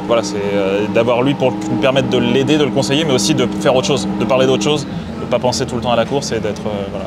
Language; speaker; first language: French; native; French